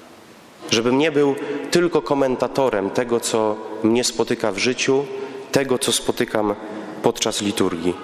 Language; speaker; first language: Polish; native; Polish